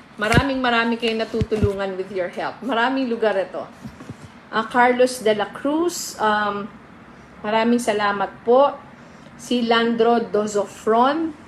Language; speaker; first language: Filipino; non-native, local second language; Bikol